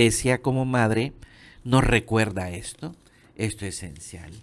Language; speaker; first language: Spanish; native; Spanish